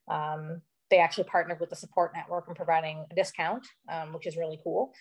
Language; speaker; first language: English; native; English